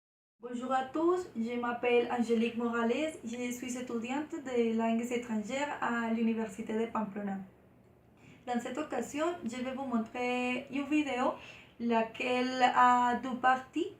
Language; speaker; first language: French; non-native, learner; Spanish